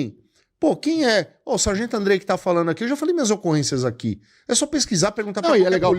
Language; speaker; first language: Portuguese; native; Portuguese